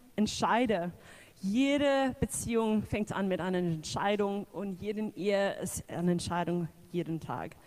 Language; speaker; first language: German; non-native, fluent; English